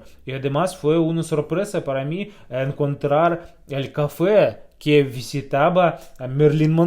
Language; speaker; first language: Spanish; non-native, fluent; Russian